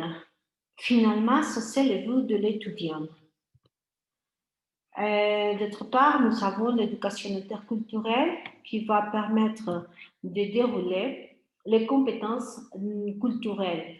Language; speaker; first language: French; non-native, fluent; Spanish